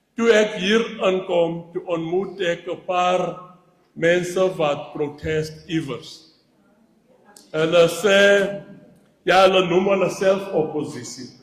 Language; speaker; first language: Afrikaans; non-native, local second language; Xhosa